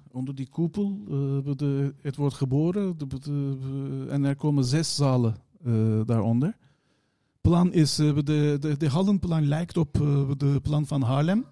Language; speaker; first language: Dutch; non-native, fluent; Turkish